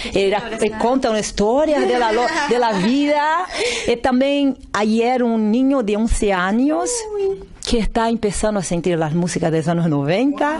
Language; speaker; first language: Spanish; non-native, learner; Portuguese